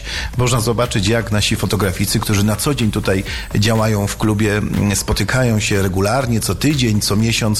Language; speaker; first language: Polish; native; Polish